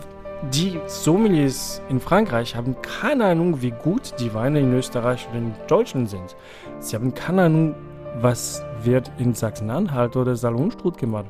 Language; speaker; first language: German; non-native, fluent; French